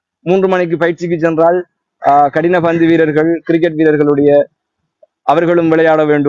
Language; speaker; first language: Tamil; native; Tamil